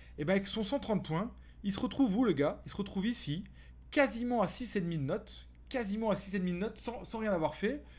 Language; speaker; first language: French; native; French